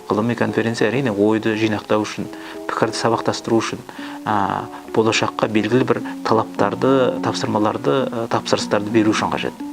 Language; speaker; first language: Kazakh; native; Kazakh